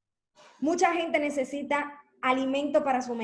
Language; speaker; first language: Spanish; native; Spanish